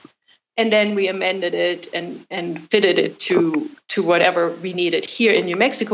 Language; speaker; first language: English; non-native, fluent; German